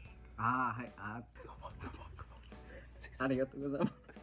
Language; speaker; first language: Japanese; non-native, learner; English